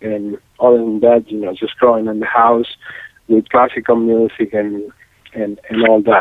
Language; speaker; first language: English; non-native, fluent; Spanish